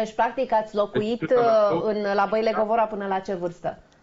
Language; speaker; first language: Romanian; native; Romanian